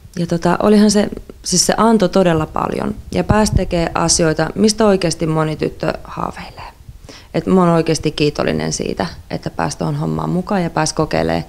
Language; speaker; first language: Finnish; early bilingual, other home language; Russian